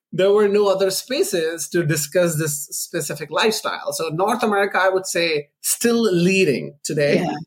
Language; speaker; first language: English; non-native, local second language; Urdu